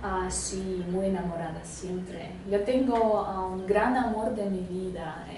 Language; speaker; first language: Spanish; non-native, fluent; Russian